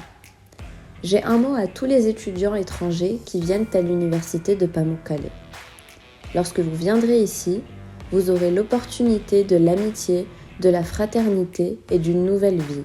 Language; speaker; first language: French; non-native, fluent; Azerbaijani